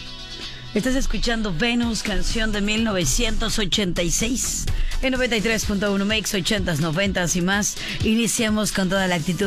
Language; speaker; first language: Spanish; native; Spanish